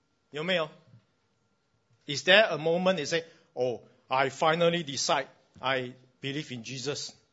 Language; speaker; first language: English; non-native, local second language; Chinese